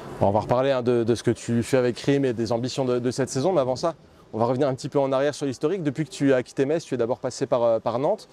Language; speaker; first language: French; native; French